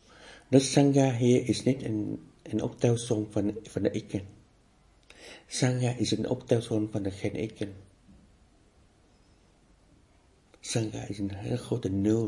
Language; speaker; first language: Dutch; non-native, fluent; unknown